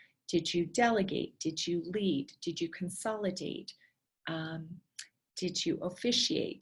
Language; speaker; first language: English; native; English